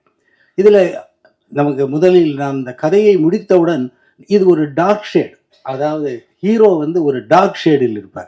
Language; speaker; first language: Tamil; native; Tamil